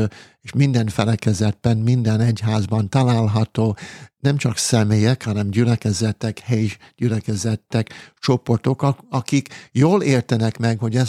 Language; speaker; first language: Hungarian; non-native, fluent; English